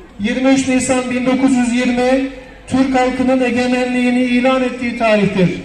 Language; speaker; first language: Turkish; native; Turkish